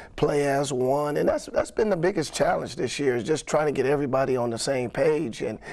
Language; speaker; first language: English; native; English